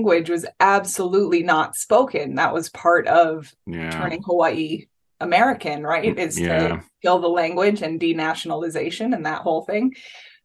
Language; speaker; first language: English; native; English